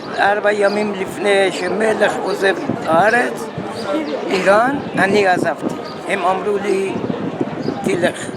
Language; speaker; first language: Hebrew; non-native, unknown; Persian